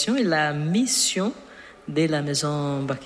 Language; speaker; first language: French; non-native, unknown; Portuguese